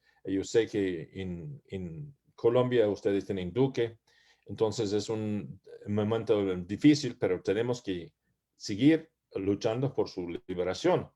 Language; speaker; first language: Spanish; non-native, learner; English